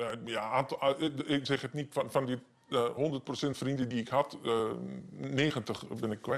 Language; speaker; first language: Dutch; non-native, learner; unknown